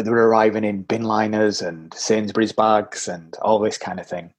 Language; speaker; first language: English; native; English